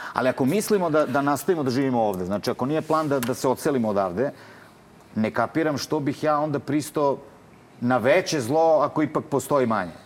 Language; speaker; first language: Serbian; native; Serbian